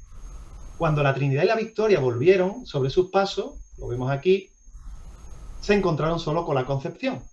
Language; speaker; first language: Spanish; native; Spanish